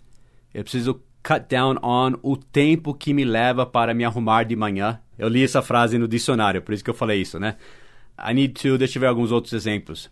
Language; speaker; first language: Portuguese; non-native, fluent; English